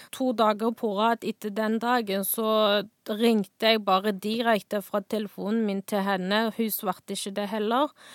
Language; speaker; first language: Norwegian; non-native, fluent; Uyghur